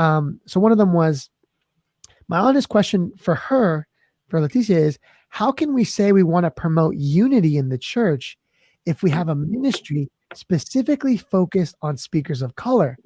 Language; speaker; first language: English; native; English